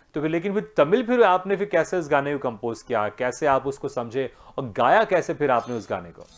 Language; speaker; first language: Hindi; native; Hindi